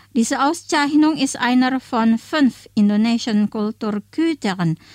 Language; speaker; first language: German; non-native, fluent; Indonesian